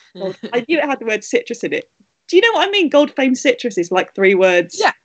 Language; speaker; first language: English; native; English